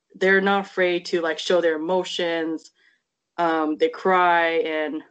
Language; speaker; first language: English; native; English